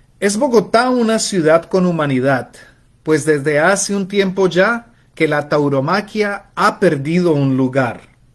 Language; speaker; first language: Spanish; native; Spanish